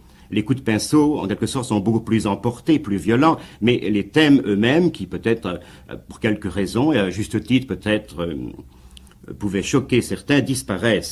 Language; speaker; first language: French; native; French